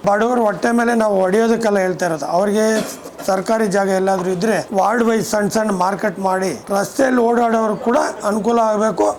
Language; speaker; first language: Kannada; native; Kannada